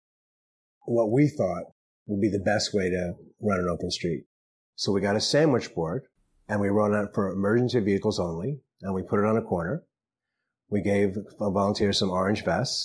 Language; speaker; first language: English; native; English